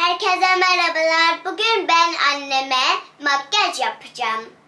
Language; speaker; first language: Turkish; early bilingual, heritage; English